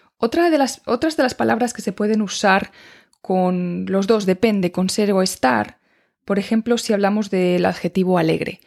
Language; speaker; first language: Spanish; native; Spanish